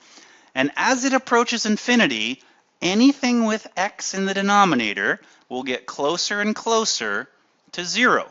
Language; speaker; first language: English; native; English